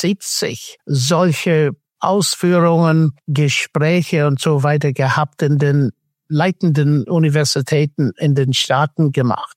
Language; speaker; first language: German; non-native, fluent; English